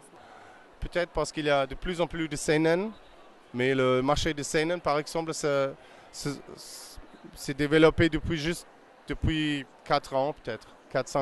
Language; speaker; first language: French; non-native, fluent; German